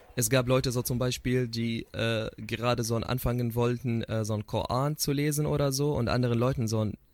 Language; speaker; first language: German; non-native, fluent; Arabic